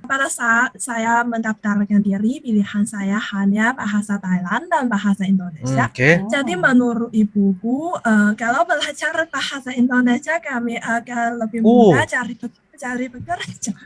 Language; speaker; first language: Indonesian; non-native, learner; Chinese